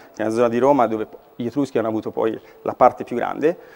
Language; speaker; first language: Italian; native; Italian